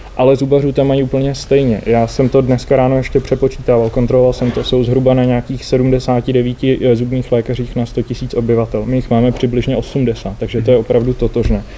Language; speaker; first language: Czech; native; Czech